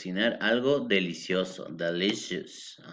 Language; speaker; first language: Spanish; native; Spanish